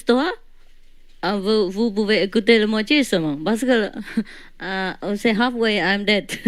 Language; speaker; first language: French; non-native, learner; Vietnamese